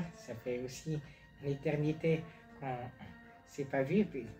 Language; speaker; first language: French; native; French